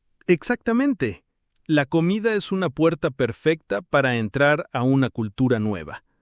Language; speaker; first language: Spanish; non-native, fluent; English